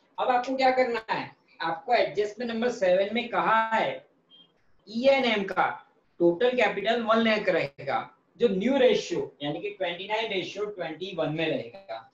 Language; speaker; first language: Hindi; non-native, local second language; Gujarati